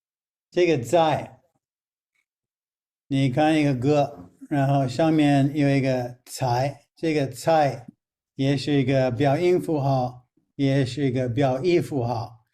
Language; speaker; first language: Chinese; non-native, fluent; English